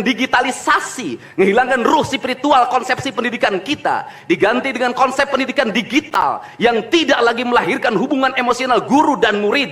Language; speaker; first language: Indonesian; native; Indonesian